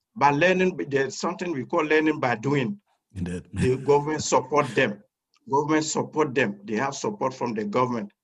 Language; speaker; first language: English; non-native, fluent; French